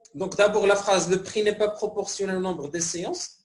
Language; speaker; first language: French; non-native, local second language; Arabic